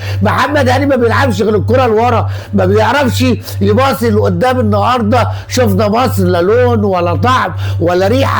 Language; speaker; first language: Arabic; native; Arabic